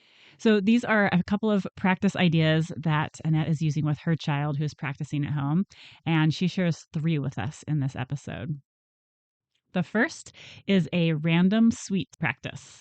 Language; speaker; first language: English; native; English